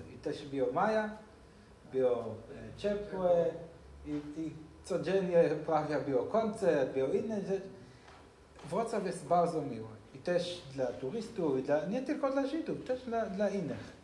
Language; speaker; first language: Polish; non-native, learner; Hebrew